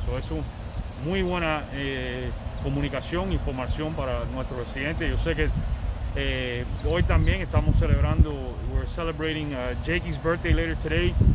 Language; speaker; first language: Spanish; early bilingual, heritage; Spanish